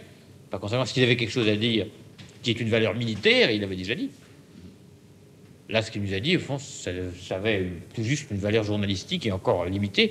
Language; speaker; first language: French; native; French